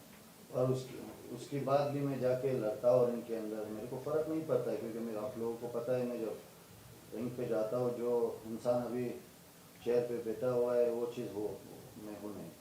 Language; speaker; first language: Hindi; non-native, fluent; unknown